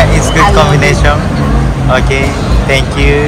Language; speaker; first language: English; non-native, learner; Japanese